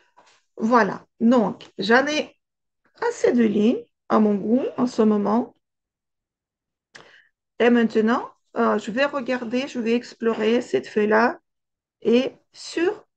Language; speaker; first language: French; non-native, fluent; Russian